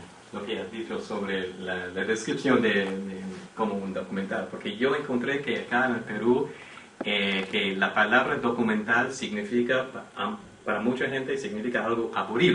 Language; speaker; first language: Spanish; non-native, fluent; English